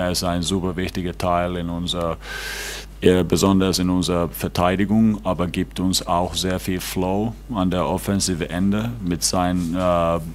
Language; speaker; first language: German; non-native, fluent; Finnish